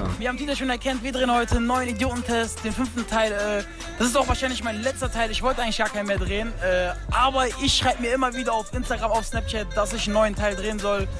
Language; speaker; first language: German; native; German